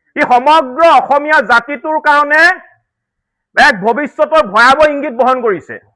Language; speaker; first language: Assamese; native; Assamese